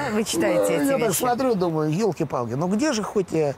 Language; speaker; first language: Russian; native; Russian